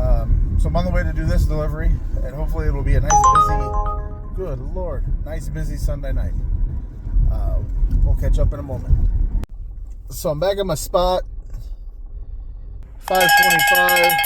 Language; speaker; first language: English; native; English